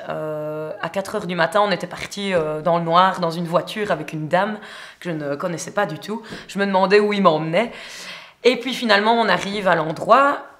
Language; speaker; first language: French; native; French